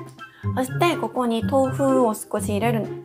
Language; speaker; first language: Japanese; non-native, fluent; Korean